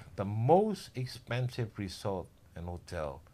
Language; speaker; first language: English; non-native, learner; Indonesian